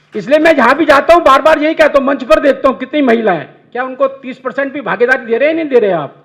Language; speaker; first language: Hindi; native; Hindi